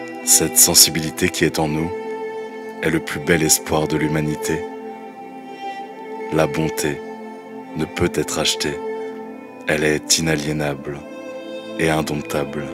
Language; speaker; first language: French; native; French